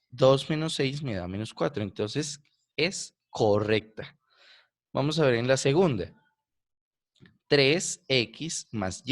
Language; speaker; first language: Spanish; native; Spanish